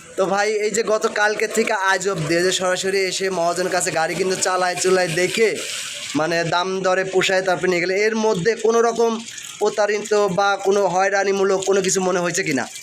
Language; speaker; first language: Bangla; native; Bangla